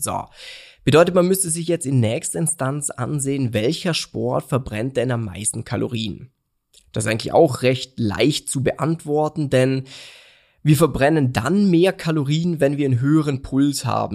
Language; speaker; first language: German; native; German